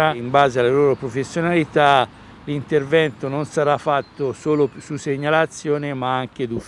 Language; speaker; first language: Italian; native; Italian